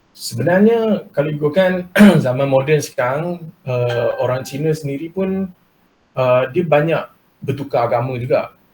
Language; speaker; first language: Malay; non-native, local second language; Chinese